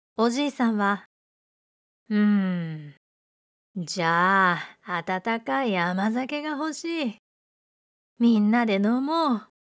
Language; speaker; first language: Japanese; native; Japanese